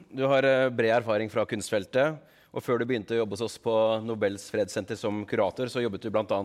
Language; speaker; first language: Norwegian; native; Norwegian